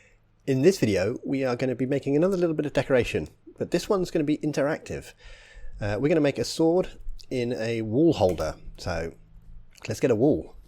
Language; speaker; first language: English; native; English